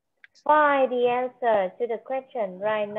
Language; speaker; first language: English; non-native, fluent; Vietnamese